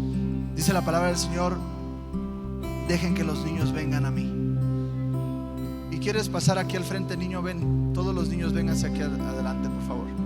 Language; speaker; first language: Spanish; native; Spanish